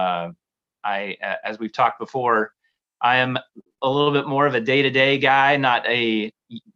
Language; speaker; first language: English; native; English